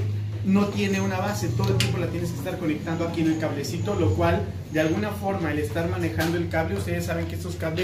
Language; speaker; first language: Spanish; native; Spanish